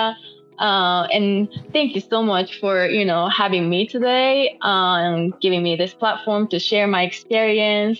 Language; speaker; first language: English; non-native, fluent; Japanese